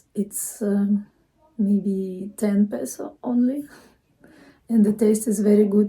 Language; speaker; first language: English; non-native, fluent; Russian